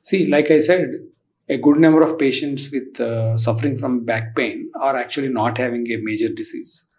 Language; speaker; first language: English; non-native, local second language; Telugu